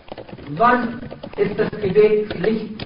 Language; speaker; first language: German; non-native, fluent; Arabic